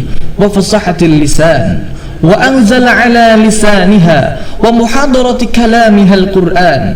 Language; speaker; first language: Arabic; non-native, learner; Indonesian